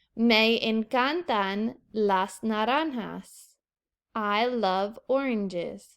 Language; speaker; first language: Spanish; non-native, fluent; English